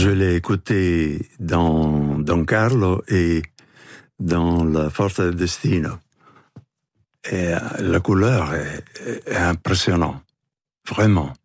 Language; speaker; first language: French; non-native, fluent; Italian